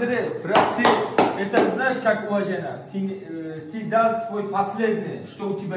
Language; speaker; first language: Russian; non-native, learner; Uzbek